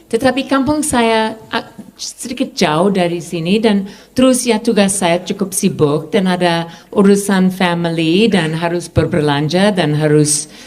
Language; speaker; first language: Indonesian; non-native, fluent; English